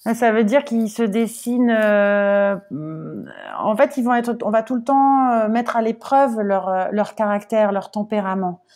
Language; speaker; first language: French; native; French